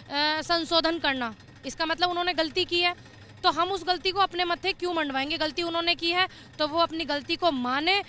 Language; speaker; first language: Hindi; native; Hindi